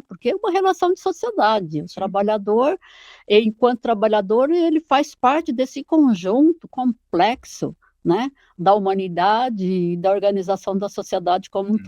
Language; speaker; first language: Portuguese; native; Portuguese